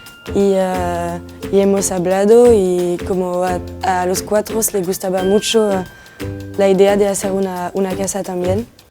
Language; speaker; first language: Spanish; non-native, learner; French